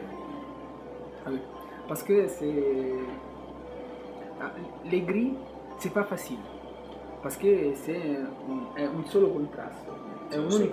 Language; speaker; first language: French; non-native, fluent; Italian